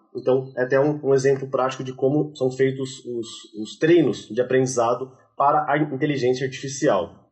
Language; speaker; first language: Portuguese; native; Portuguese